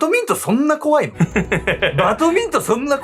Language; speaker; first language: Japanese; native; Japanese